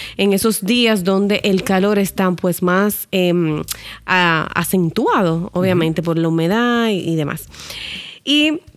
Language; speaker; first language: Spanish; native; Spanish